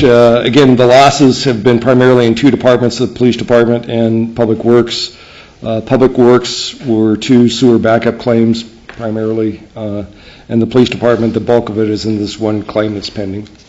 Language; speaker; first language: English; native; English